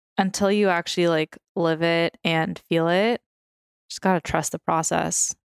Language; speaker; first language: English; early bilingual, other home language; Russian